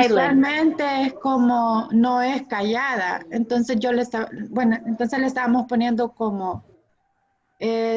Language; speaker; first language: Spanish; native; Spanish